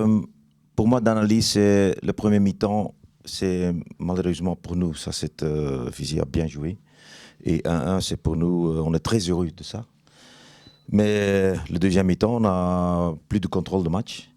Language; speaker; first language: French; non-native, learner; Dutch